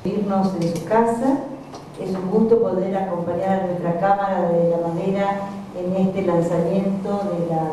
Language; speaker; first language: Spanish; native; Spanish